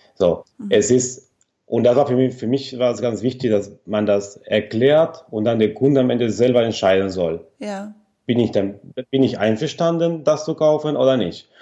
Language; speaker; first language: German; non-native, fluent; Spanish